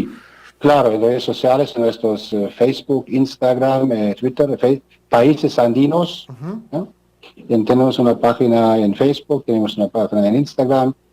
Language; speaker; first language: Spanish; non-native, fluent; German